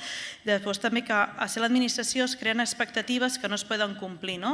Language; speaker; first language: Catalan; native; Catalan